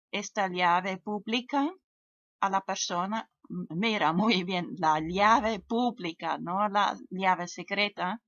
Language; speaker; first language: Spanish; non-native, learner; German